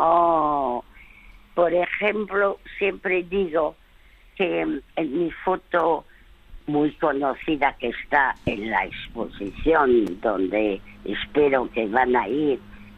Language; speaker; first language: Spanish; non-native, fluent; French